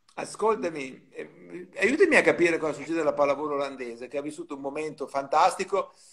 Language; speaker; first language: Italian; native; Italian